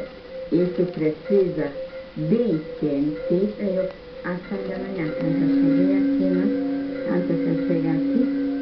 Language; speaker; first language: Portuguese; non-native, learner; German